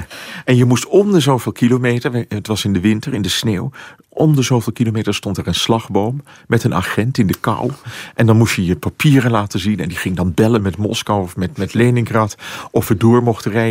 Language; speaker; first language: Dutch; native; Dutch